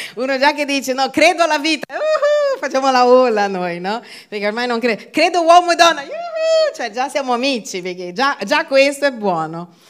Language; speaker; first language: Italian; non-native, fluent; Portuguese